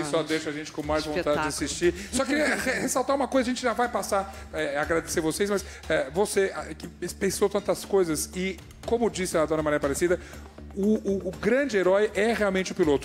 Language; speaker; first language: Portuguese; native; Portuguese